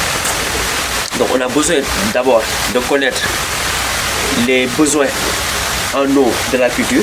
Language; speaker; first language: French; non-native, local second language; Wolof